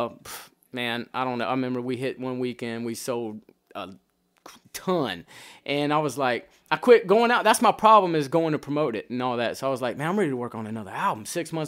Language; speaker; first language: English; native; English